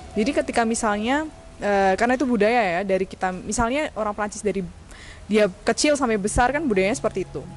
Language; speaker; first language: Indonesian; native; Indonesian